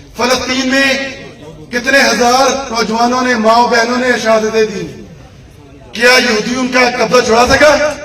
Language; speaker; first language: Urdu; early bilingual, heritage; Urdu